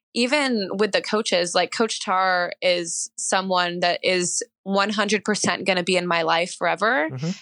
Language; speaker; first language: English; native; English